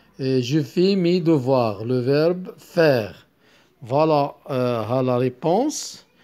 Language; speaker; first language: French; non-native, local second language; Arabic